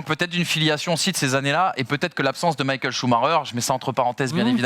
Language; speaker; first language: French; native; French